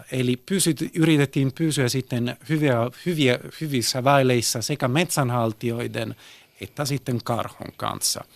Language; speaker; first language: Finnish; early bilingual, heritage; Italian